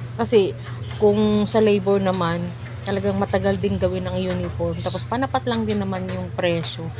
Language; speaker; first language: Filipino; native; Filipino